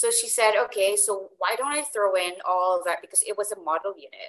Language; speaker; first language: English; non-native, local second language; Filipino